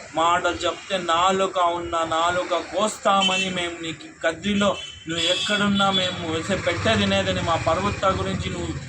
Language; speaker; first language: Telugu; non-native, local second language; Urdu